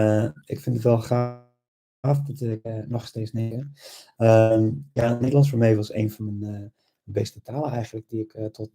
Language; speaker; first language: Dutch; non-native, fluent; English